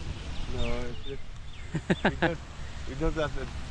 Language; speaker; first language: English; non-native, learner; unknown